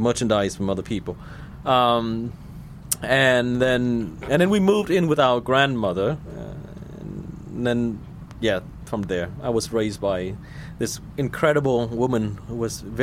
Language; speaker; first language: English; non-native, fluent; Vietnamese